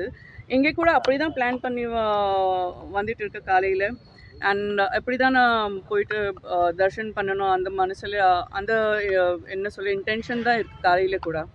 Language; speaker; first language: Tamil; non-native, local second language; Gujarati